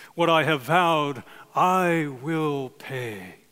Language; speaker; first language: English; native; English